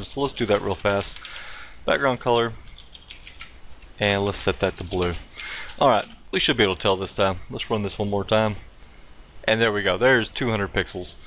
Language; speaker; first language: English; native; English